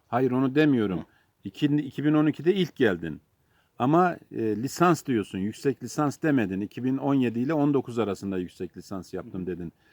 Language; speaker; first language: Turkish; native; Turkish